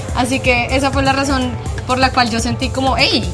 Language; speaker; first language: Spanish; native; Spanish